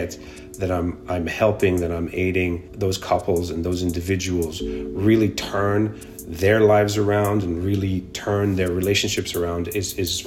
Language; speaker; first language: English; non-native, local second language; Hebrew